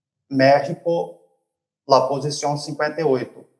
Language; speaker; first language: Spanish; non-native, fluent; Portuguese